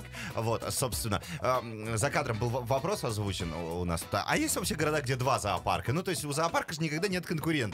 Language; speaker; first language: Russian; native; Russian